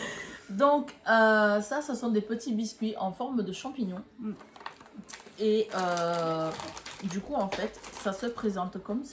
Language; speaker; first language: French; native; French